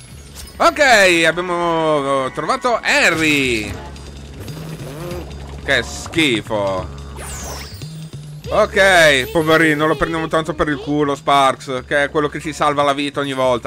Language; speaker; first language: Italian; native; Italian